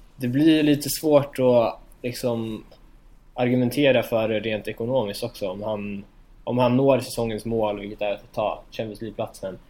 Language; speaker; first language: Swedish; native; Swedish